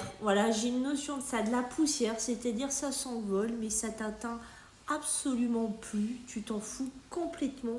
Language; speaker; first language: French; native; French